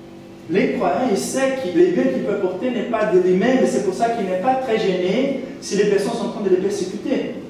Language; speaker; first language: French; non-native, fluent; Portuguese